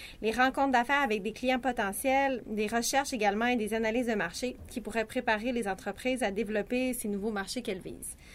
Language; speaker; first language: French; native; French